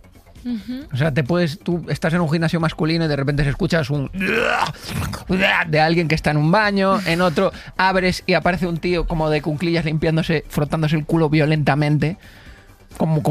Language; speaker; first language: Spanish; native; Spanish